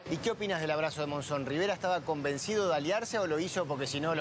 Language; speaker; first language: Spanish; native; Spanish